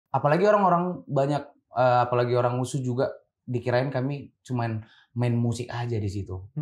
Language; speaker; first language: Indonesian; native; Indonesian